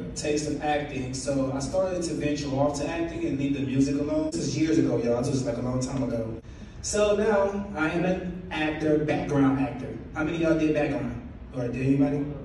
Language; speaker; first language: English; native; English